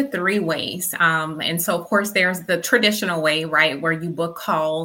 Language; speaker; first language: English; native; English